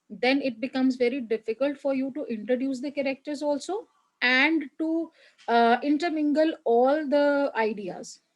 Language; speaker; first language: English; non-native, local second language; Hindi